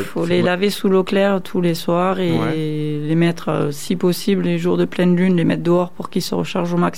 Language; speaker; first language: French; native; French